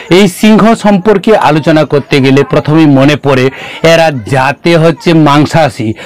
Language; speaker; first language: Bangla; non-native, local second language; Kok Borok